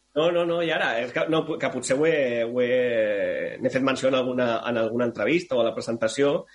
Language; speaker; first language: Catalan; non-native, local second language; Spanish